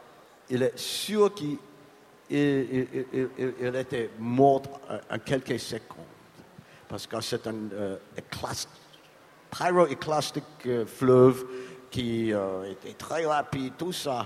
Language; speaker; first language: French; non-native, learner; English